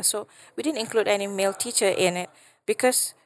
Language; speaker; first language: English; non-native, local second language; Malay